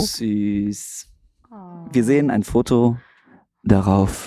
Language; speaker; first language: German; native; German